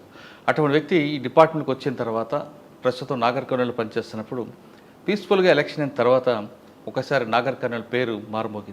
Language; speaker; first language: Telugu; native; Telugu